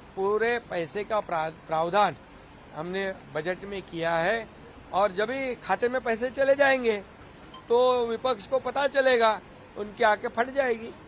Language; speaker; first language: Hindi; non-native, local second language; Marathi